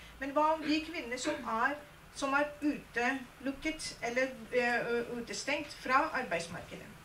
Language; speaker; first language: Norwegian; non-native, fluent; Urdu